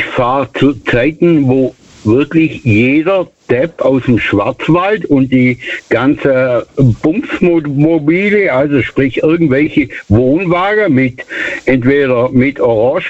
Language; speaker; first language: German; native; German